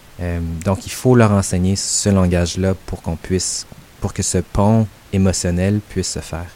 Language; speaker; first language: French; native; French